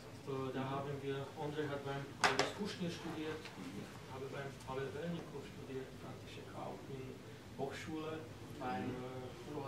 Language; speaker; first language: German; non-native, fluent; Slovak